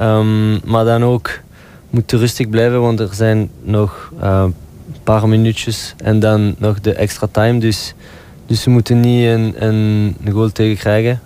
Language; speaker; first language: Dutch; non-native, local second language; French